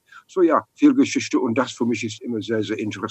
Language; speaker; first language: German; non-native, learner; English